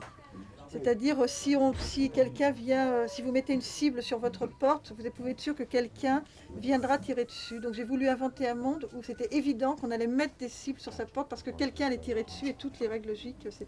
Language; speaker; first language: French; native; French